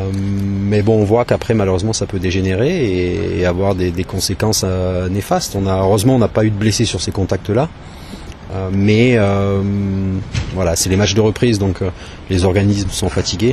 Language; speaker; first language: French; native; French